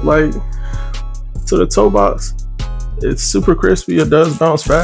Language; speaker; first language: English; native; English